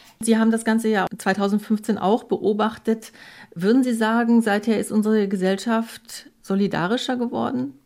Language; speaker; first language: German; native; German